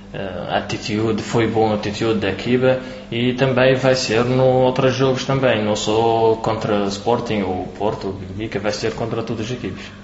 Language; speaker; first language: Portuguese; non-native, learner; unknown